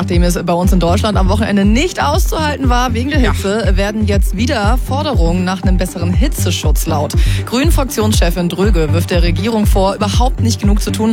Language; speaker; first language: German; native; German